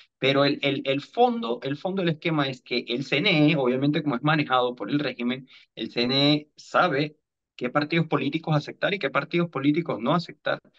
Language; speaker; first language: Spanish; native; Spanish